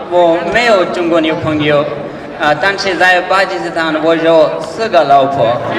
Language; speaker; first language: Chinese; non-native, learner; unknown